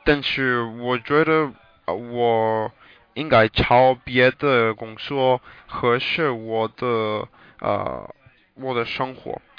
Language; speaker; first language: Chinese; non-native, learner; English